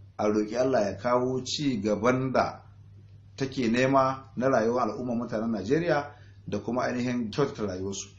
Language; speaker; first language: Hausa; native; Hausa